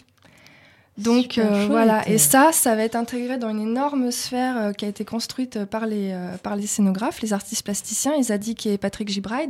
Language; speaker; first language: French; native; French